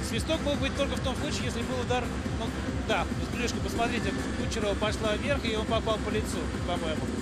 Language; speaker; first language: Russian; native; Russian